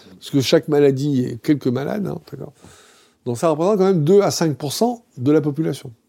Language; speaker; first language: French; native; French